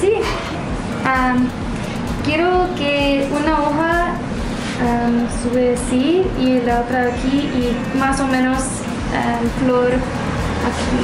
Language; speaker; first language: Spanish; non-native, learner; English